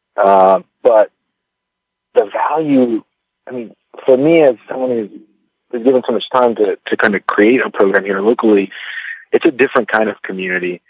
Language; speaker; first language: English; early bilingual, other home language; Spanish